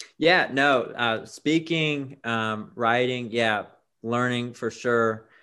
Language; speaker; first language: English; native; English